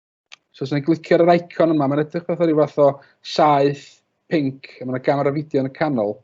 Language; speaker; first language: Welsh; native; Welsh